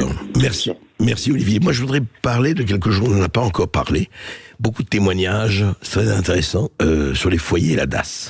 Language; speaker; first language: French; native; French